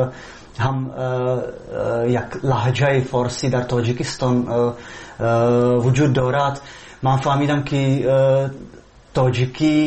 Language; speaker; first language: Persian; non-native, learner; Czech